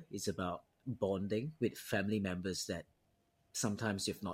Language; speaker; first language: English; non-native, local second language; Cantonese